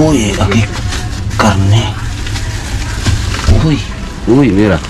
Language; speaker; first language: Spanish; non-native, learner; Filipino